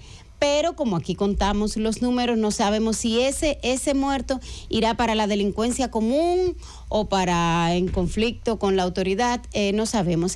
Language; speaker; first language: Spanish; native; Spanish